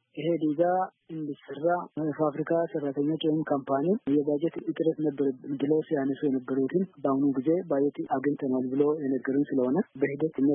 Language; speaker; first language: Amharic; non-native, local second language; Oromo